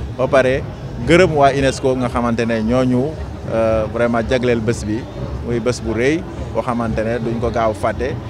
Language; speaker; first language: Wolof; non-native, local second language; Soninke